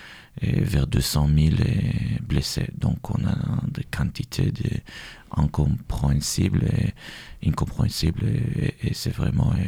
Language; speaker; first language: French; non-native, fluent; Hebrew